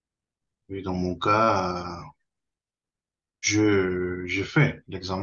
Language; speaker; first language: French; non-native, fluent; Spanish